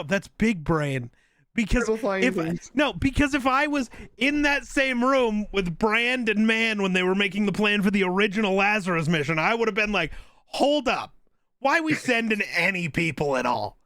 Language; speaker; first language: English; native; English